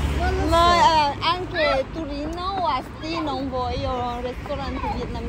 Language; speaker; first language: Italian; non-native, learner; Vietnamese